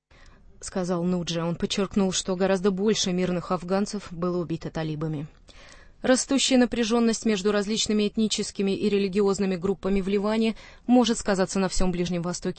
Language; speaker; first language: Russian; native; Russian